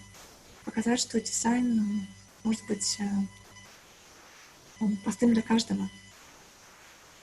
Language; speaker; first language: Russian; native; Russian